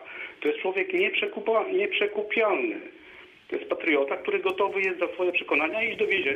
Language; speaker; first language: Polish; native; Polish